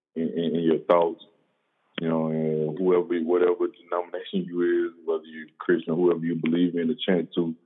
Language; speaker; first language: English; native; English